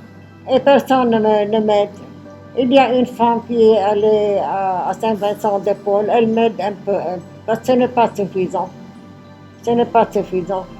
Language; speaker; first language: French; non-native, local second language; Arabic